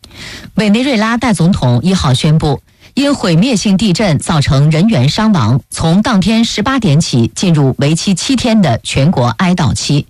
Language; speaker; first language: Chinese; native; Chinese